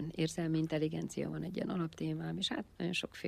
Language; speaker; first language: Hungarian; native; Hungarian